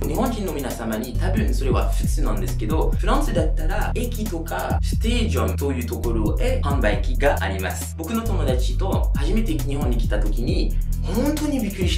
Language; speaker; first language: Japanese; non-native, fluent; French